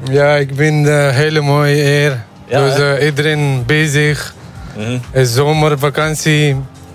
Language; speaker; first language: Dutch; non-native, learner; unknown